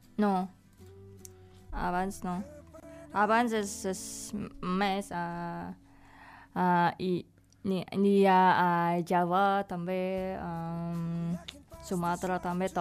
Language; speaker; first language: Catalan; non-native, learner; Indonesian